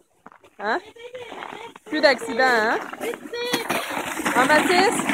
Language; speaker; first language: French; native; French